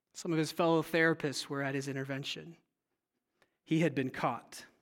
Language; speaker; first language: English; native; English